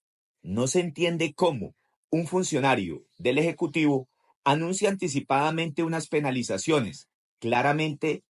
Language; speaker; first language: Spanish; native; Spanish